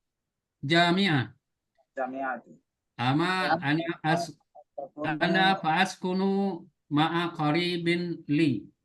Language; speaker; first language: Arabic; non-native, learner; Indonesian